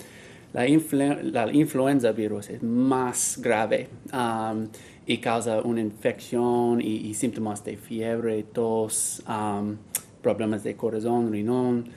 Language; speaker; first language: Spanish; non-native, learner; English